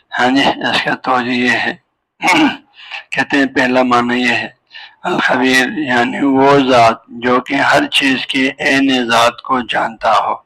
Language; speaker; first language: Urdu; non-native, local second language; Balti